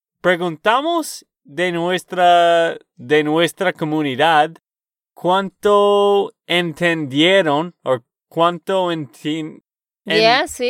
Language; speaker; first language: Spanish; non-native, learner; English